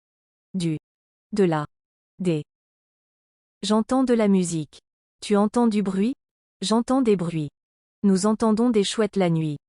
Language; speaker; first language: French; non-native, learner; English